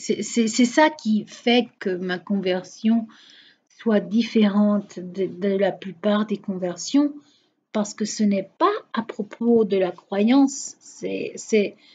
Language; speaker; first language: French; non-native, fluent; Portuguese